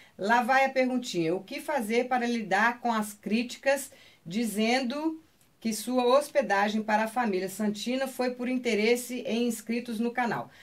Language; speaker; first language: Portuguese; native; Portuguese